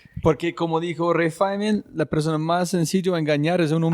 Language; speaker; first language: Spanish; non-native, fluent; English